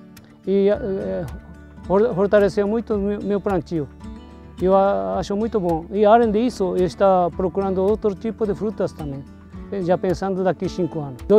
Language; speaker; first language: Portuguese; non-native, fluent; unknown